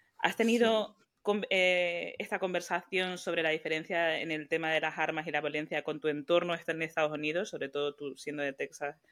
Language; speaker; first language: Spanish; native; Spanish